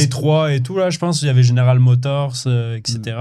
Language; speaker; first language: French; native; French